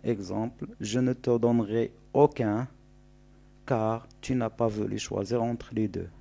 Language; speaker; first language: French; non-native, local second language; Arabic